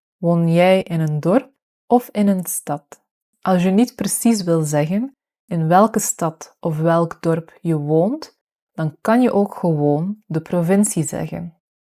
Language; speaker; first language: Dutch; native; Dutch